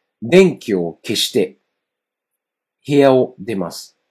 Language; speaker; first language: Japanese; non-native, fluent; Chinese